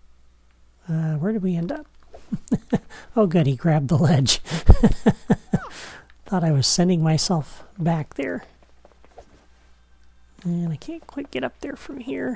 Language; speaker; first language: English; native; English